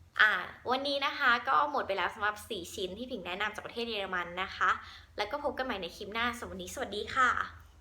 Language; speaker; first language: Thai; native; Thai